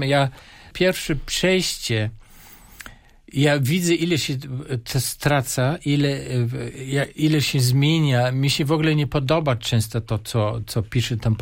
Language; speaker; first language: Polish; non-native, fluent; German